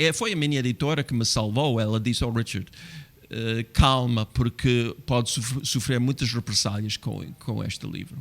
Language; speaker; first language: Portuguese; non-native, fluent; English